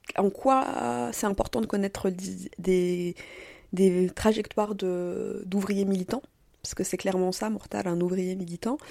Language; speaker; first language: French; native; French